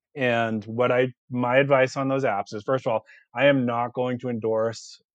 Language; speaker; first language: English; native; English